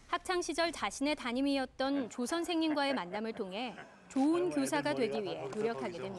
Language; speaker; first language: Korean; native; Korean